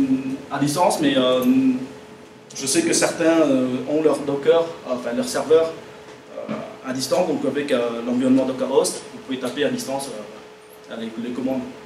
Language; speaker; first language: French; native; French